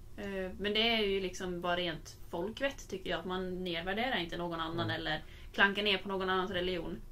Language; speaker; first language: Swedish; native; Swedish